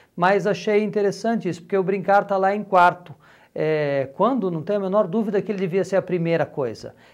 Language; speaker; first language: Portuguese; native; Portuguese